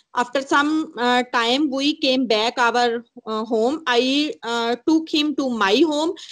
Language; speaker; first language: English; non-native, local second language; Punjabi